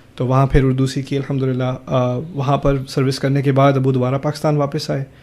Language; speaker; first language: Urdu; early bilingual, other home language; German